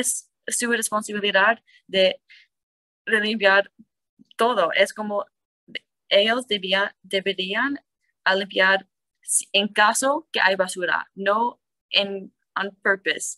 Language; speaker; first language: Spanish; non-native, learner; English